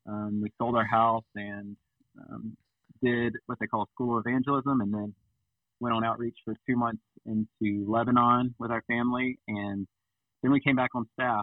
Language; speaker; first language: English; native; English